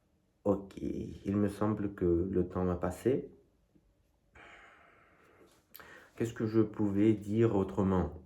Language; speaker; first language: French; non-native, fluent; Russian